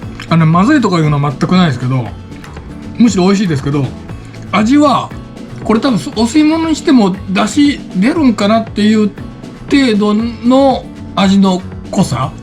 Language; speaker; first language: Japanese; native; Japanese